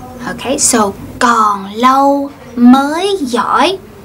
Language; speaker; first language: English; non-native, fluent; Vietnamese